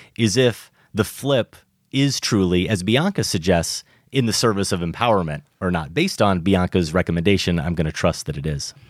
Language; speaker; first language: English; native; English